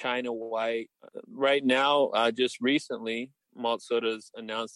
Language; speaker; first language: English; native; English